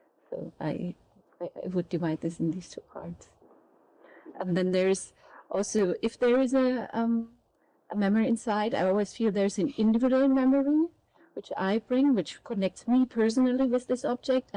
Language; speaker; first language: English; non-native, fluent; German